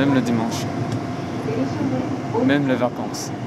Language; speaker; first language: French; non-native, fluent; Korean